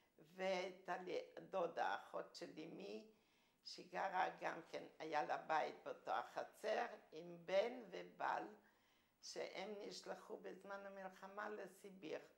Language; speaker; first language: Hebrew; early bilingual, other home language; Romanian